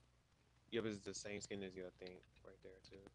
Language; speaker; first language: English; native; English